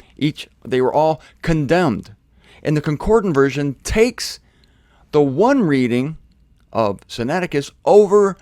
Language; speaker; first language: English; native; English